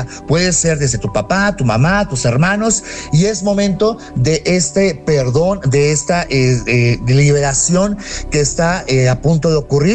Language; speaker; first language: Spanish; native; Spanish